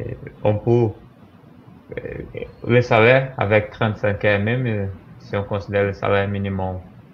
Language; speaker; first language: French; non-native, fluent; Portuguese